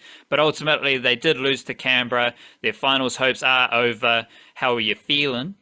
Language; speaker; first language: English; native; English